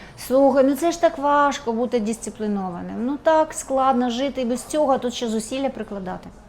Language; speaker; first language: Ukrainian; non-native, local second language; Russian